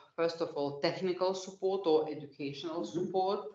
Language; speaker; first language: English; non-native, fluent; Lithuanian